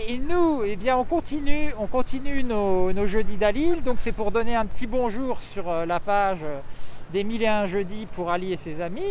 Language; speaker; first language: French; native; French